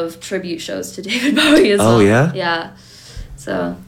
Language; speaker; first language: English; native; English